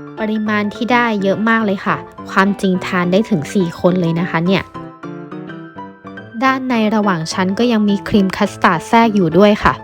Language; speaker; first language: Thai; native; Thai